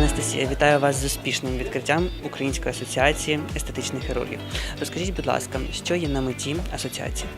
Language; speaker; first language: Ukrainian; native; Ukrainian